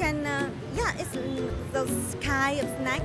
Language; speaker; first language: English; non-native, learner; Vietnamese